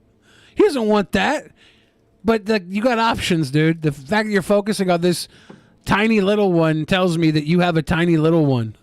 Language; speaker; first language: English; native; English